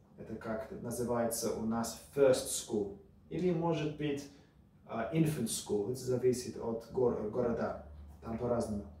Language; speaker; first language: Russian; early bilingual, heritage; Russian